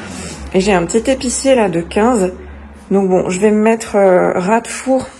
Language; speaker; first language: French; native; French